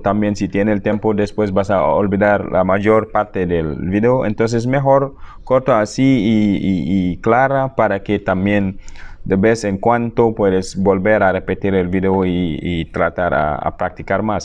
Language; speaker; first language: Spanish; non-native, fluent; Wolof